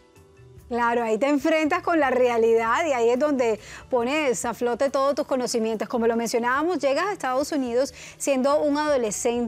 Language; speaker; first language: Spanish; native; Spanish